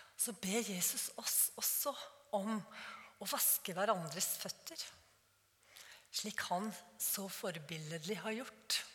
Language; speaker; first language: Norwegian; native; Norwegian